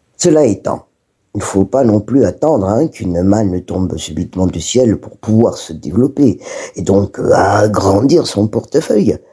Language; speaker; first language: French; non-native, local second language; Malagasy